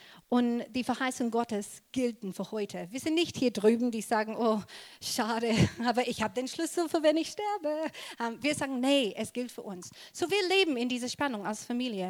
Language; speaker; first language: German; non-native, fluent; English